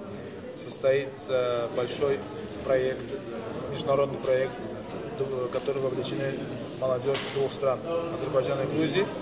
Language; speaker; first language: Russian; non-native, local second language; Azerbaijani